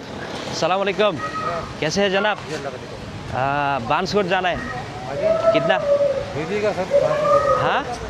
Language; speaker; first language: Hindi; non-native, learner; Bangla